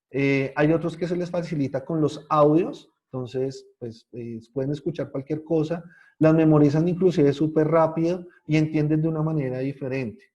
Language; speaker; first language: Spanish; native; Spanish